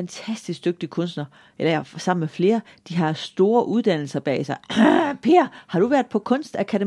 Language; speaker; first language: Danish; native; Danish